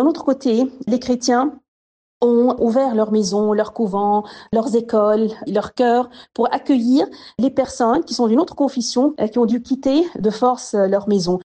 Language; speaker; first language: French; non-native, local second language; Arabic